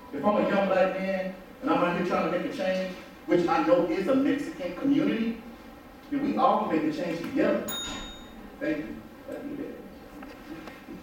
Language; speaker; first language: English; native; English